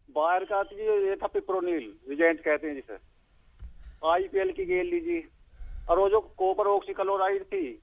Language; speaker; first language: Hindi; native; Hindi